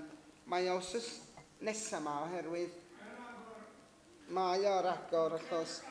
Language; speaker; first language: Welsh; native; Welsh